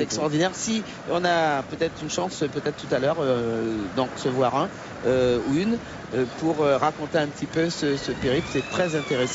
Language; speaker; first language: French; native; French